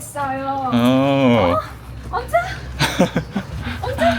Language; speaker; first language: Korean; non-native, learner; Vietnamese